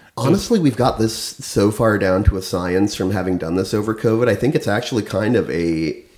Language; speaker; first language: English; native; English